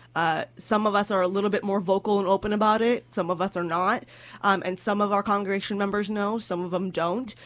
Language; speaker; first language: English; native; English